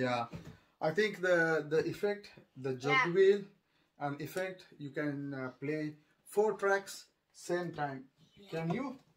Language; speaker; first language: English; non-native, learner; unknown